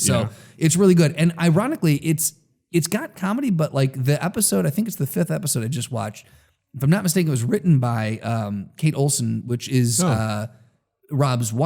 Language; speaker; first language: English; native; English